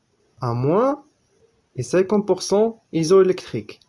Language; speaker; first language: French; non-native, local second language; Arabic